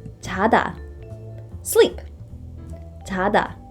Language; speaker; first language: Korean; non-native, fluent; English